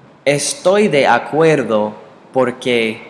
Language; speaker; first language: Spanish; non-native, fluent; English